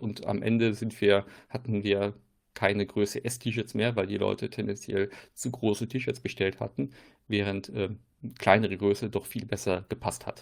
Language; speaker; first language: German; native; German